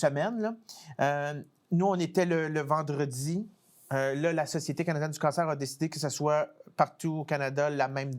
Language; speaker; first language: French; native; French